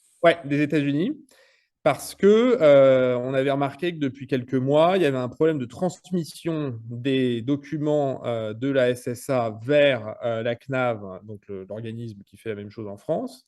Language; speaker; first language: French; native; French